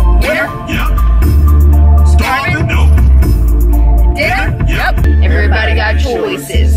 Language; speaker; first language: English; native; English